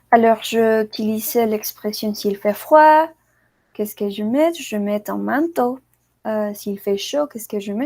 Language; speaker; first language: French; non-native, learner; Spanish